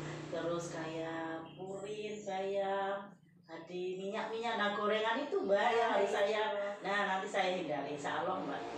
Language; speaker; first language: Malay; non-native, local second language; Javanese